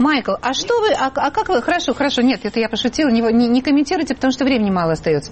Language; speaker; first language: Russian; native; Russian